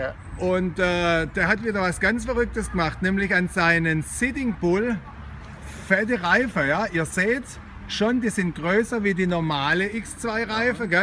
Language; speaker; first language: German; native; German